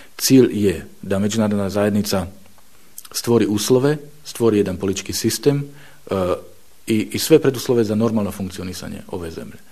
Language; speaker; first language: Bosnian; non-native, fluent; Slovak